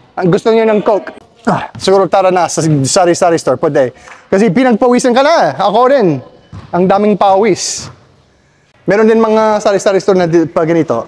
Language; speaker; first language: Filipino; non-native, fluent; English